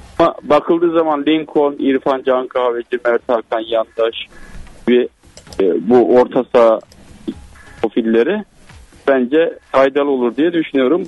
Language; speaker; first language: Turkish; native; Turkish